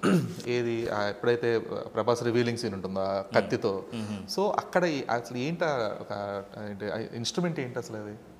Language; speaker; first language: Telugu; native; Telugu